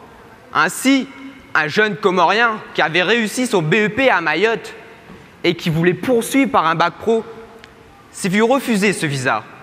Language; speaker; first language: French; native; French